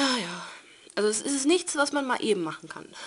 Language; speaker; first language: German; native; German